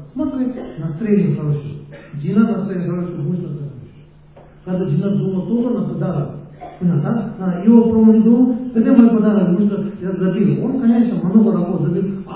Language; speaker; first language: Russian; non-native, learner; Tibetan